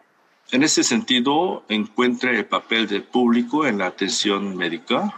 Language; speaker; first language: Spanish; non-native, fluent; Korean